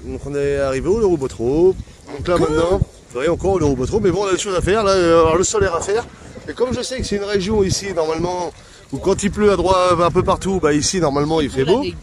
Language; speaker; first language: French; native; French